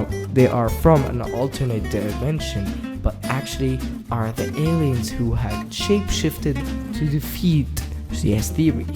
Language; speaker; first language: English; native; English